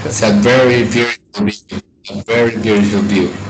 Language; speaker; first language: English; non-native, fluent; Spanish